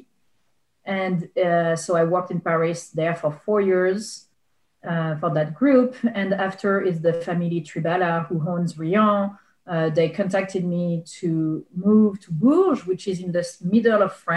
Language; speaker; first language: English; non-native, fluent; French